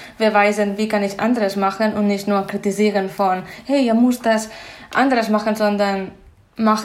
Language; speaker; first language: German; non-native, fluent; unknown